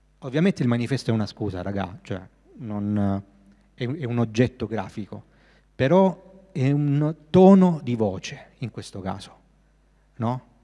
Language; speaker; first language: Italian; native; Italian